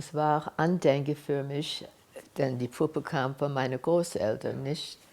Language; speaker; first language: German; early bilingual, heritage; German